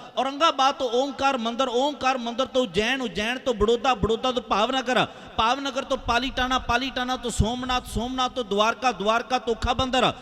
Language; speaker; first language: Punjabi; native; Punjabi